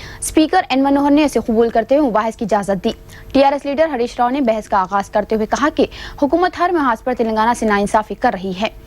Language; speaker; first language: Urdu; native; Urdu